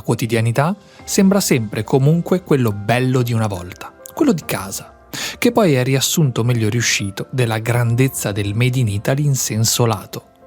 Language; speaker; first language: Italian; native; Italian